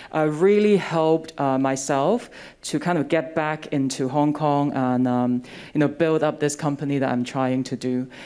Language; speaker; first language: English; non-native, local second language; Cantonese